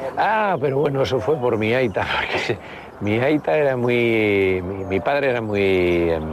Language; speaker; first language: Spanish; native; Spanish